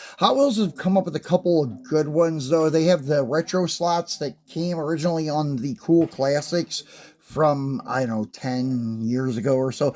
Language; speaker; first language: English; native; English